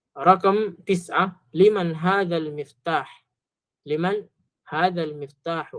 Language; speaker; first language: Arabic; non-native, fluent; Filipino